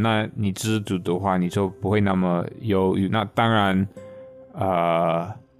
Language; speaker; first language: Chinese; non-native, fluent; English